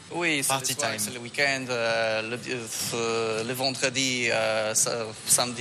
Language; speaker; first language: French; non-native, fluent; Polish